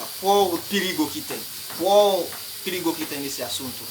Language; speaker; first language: Portuguese; non-native, learner; Haitian Creole